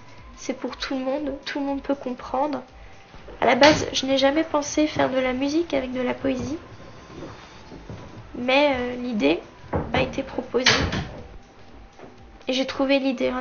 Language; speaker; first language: French; native; French